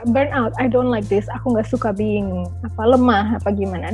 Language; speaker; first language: English; non-native, fluent; Indonesian